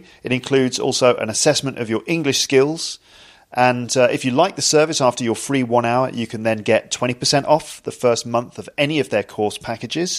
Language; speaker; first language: English; native; English